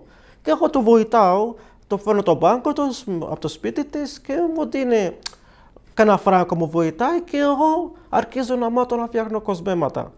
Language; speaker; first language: Greek; non-native, learner; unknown